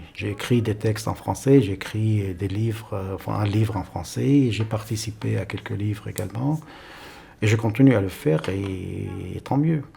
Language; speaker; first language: French; non-native, fluent; Arabic